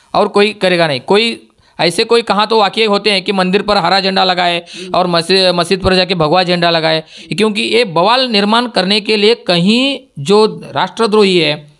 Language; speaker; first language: Hindi; non-native, local second language; Marathi